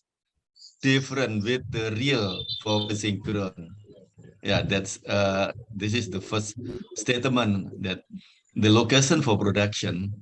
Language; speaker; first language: English; non-native, fluent; Indonesian